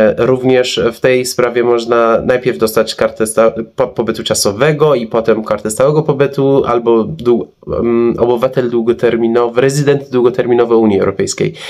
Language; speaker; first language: Polish; non-native, fluent; Persian